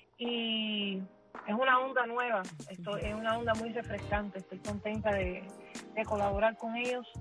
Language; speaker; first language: Spanish; early bilingual, heritage; Spanish